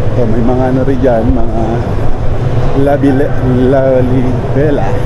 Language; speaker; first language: Filipino; non-native, local second language; Pampanga